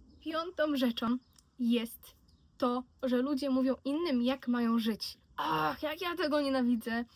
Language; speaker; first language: Polish; native; Polish